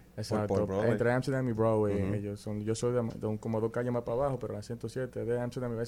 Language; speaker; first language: Spanish; early bilingual, heritage; Spanish